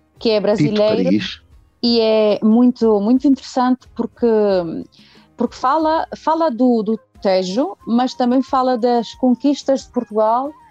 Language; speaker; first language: Portuguese; early bilingual, heritage; Portuguese